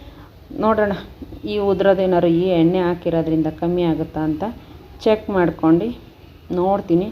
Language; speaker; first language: Kannada; native; Kannada